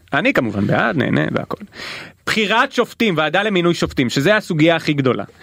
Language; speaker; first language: Hebrew; native; Hebrew